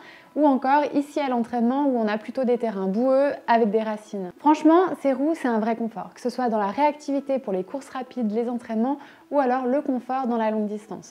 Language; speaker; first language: French; native; French